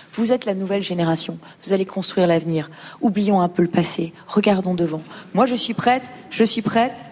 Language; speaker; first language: French; native; French